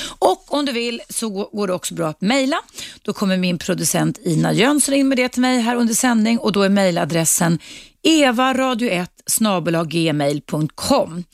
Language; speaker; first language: Swedish; native; Swedish